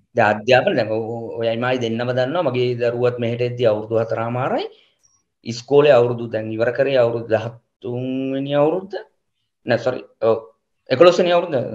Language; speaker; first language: Sinhala; native; Sinhala